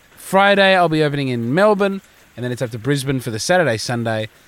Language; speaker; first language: English; native; English